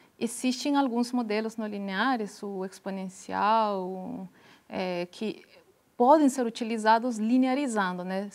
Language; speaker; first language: Portuguese; non-native, fluent; Spanish